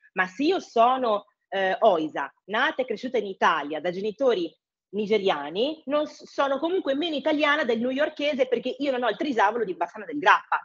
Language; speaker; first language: Italian; early bilingual, other home language; English